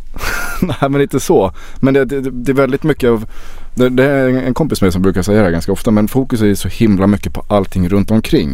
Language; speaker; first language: Swedish; native; Swedish